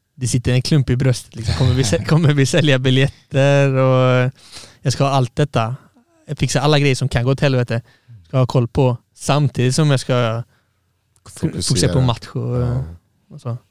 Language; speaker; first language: Swedish; native; Swedish